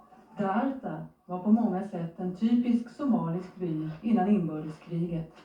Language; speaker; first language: Swedish; native; Swedish